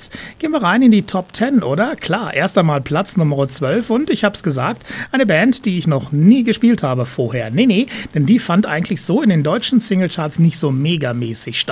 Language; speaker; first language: German; native; German